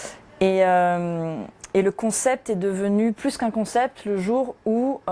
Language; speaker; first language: French; native; French